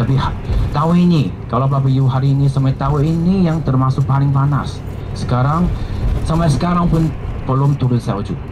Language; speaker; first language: Indonesian; non-native, fluent; Chinese